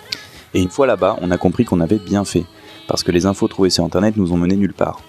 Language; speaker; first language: French; native; French